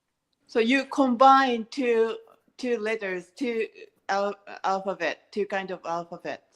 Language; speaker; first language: English; non-native, learner; Japanese